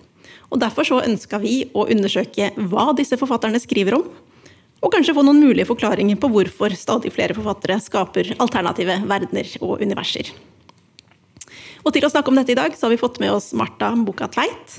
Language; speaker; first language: Norwegian; native; Norwegian